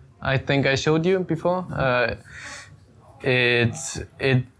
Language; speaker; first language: English; non-native, fluent; German